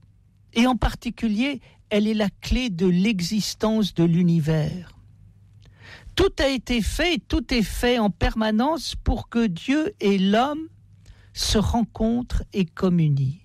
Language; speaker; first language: French; native; French